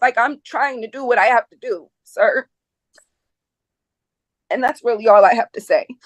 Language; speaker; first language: English; native; English